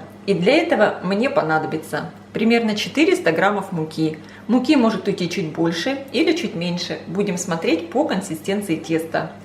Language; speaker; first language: Russian; native; Russian